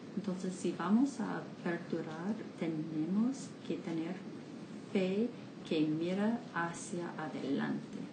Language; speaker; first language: Spanish; non-native, learner; English